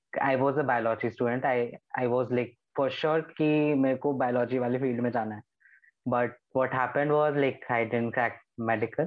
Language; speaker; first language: English; non-native, local second language; Hindi